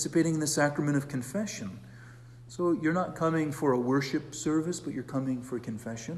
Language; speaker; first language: English; native; English